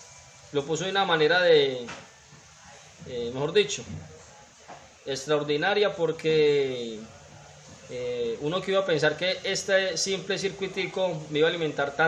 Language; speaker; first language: Spanish; native; Spanish